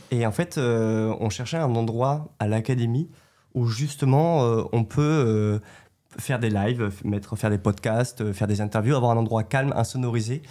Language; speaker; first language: French; native; French